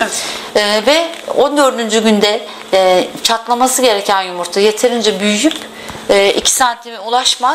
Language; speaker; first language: Turkish; native; Turkish